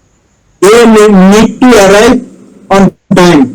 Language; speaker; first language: English; non-native, learner; Bangla